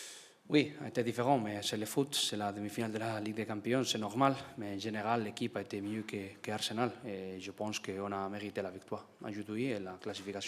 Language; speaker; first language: French; non-native, learner; Spanish